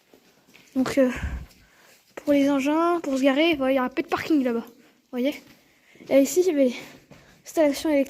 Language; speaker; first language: French; native; French